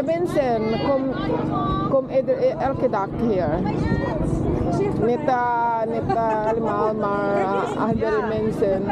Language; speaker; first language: Dutch; non-native, learner; Filipino